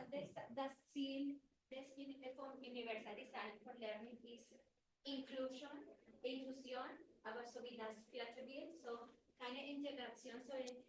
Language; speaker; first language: German; non-native, fluent; Spanish